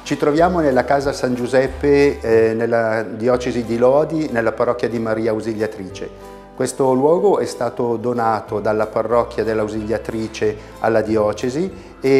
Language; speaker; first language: Italian; native; Italian